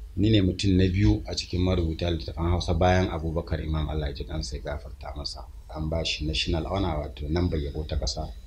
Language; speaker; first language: Hausa; native; Hausa